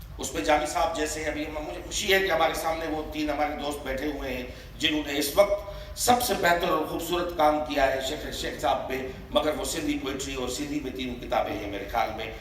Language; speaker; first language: Urdu; non-native, local second language; Sindhi